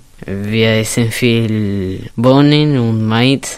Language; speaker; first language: German; non-native, learner; Spanish